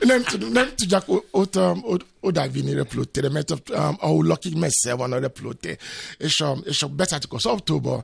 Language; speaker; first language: Hungarian; non-native, learner; Yoruba